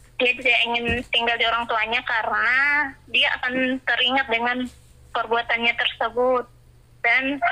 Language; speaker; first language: Indonesian; native; Indonesian